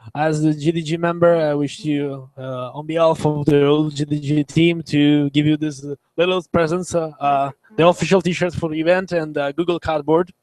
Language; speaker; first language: English; non-native, learner; Italian